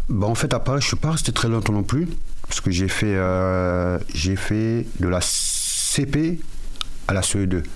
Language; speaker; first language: French; early bilingual, other home language; Mandingo